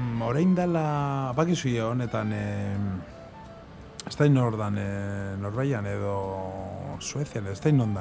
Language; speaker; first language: Basque; native; Basque